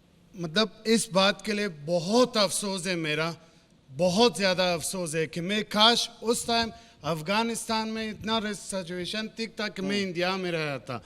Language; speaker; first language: Hindi; non-native, learner; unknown